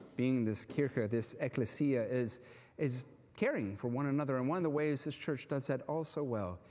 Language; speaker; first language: English; native; English